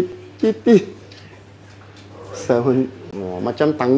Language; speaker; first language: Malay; non-native, local second language; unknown